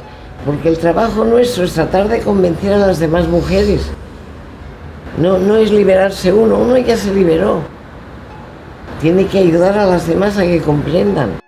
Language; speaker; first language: Spanish; native; Spanish